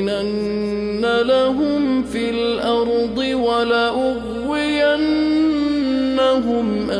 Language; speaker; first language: Arabic; native; Arabic